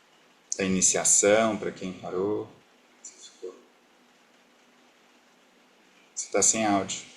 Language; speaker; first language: Portuguese; native; Portuguese